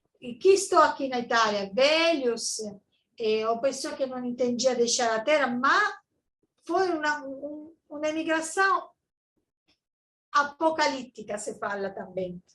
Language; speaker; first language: Portuguese; non-native, learner; Italian